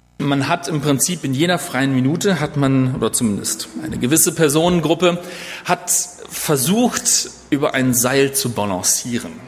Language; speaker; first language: German; native; German